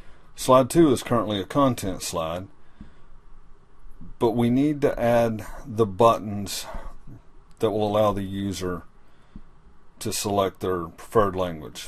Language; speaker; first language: English; native; English